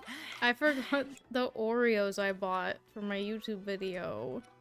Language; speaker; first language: English; native; English